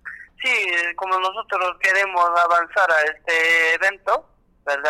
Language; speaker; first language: Spanish; non-native, learner; Korean